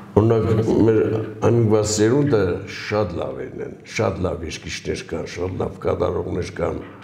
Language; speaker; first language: Armenian; native; Armenian